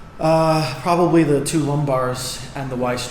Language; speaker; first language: English; native; English